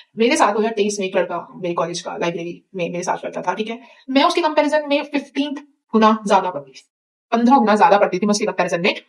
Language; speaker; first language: Hindi; native; Hindi